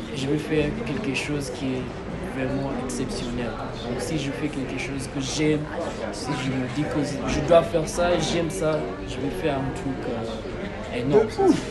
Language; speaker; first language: French; non-native, fluent; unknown